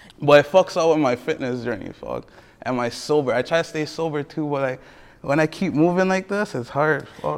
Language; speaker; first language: English; early bilingual, other home language; French